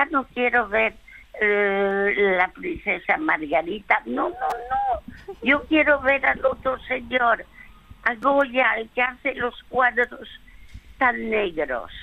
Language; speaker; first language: Spanish; early bilingual, other home language; French